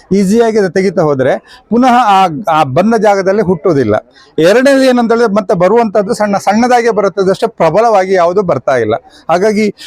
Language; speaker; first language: Kannada; native; Kannada